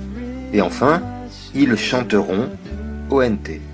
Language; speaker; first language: French; non-native, fluent; Kazakh